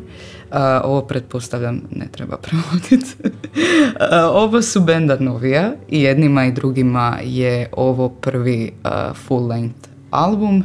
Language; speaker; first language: Croatian; native; Croatian